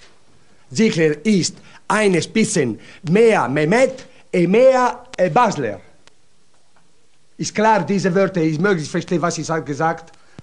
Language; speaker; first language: German; non-native, learner; Italian